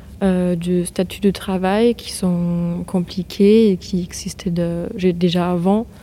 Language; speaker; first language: French; non-native, fluent; German